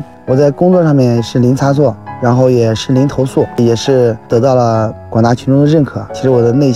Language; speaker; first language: Chinese; native; Chinese